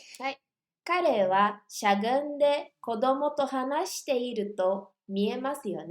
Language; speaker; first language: Japanese; non-native, learner; Portuguese